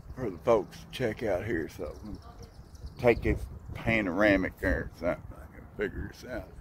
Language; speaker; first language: English; native; English